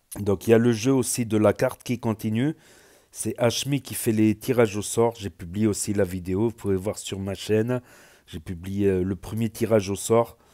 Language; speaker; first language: French; native; French